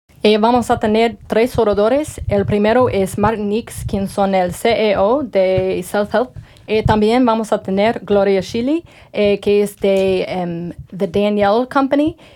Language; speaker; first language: Spanish; non-native, learner; English